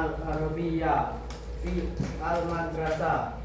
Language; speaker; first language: Arabic; non-native, learner; Indonesian